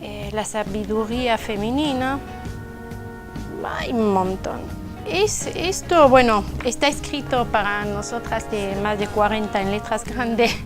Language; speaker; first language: Spanish; non-native, fluent; French